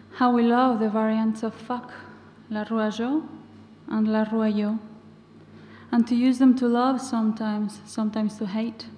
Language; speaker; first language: English; non-native, fluent; Basque